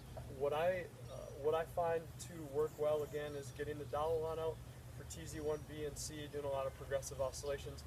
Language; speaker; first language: English; native; English